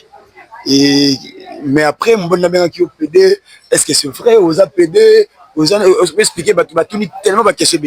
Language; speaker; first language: French; non-native, local second language; Lingala